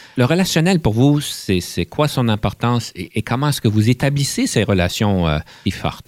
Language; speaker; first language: French; native; French